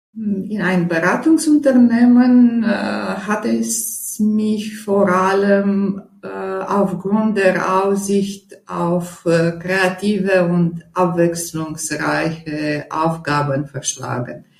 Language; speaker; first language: German; non-native, fluent; Romanian